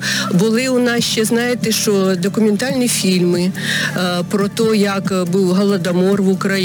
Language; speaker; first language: Ukrainian; non-native, local second language; Russian